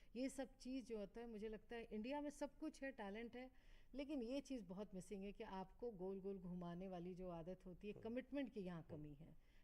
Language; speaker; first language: Hindi; native; Hindi